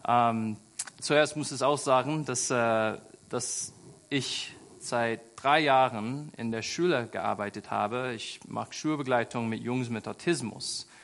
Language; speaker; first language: German; non-native, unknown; English